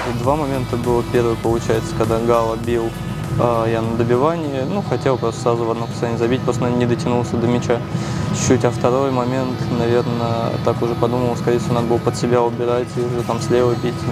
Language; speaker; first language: Russian; native; Russian